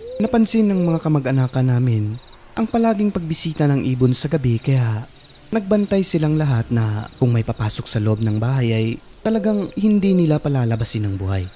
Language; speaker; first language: Filipino; non-native, local second language; Cebuano